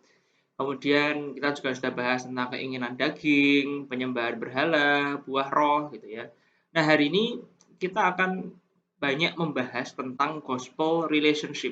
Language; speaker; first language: Indonesian; native; Indonesian